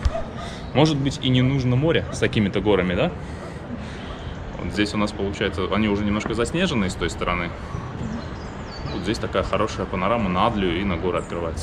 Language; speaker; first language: Russian; native; Russian